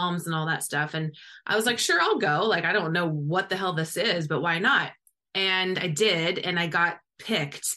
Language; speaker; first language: English; native; English